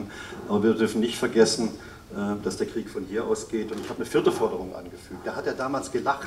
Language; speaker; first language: German; native; German